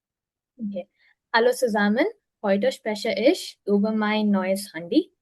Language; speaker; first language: German; non-native, learner; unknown